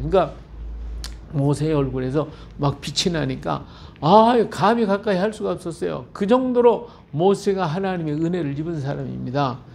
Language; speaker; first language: Korean; native; Korean